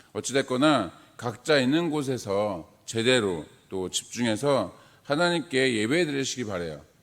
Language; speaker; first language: Korean; native; Korean